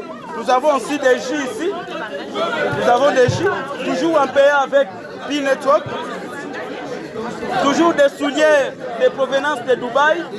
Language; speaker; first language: French; non-native, local second language; Swahili